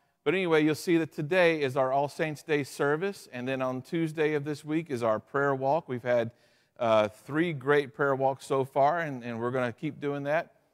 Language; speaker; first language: English; native; English